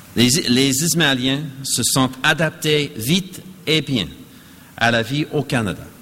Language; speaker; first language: French; non-native, fluent; English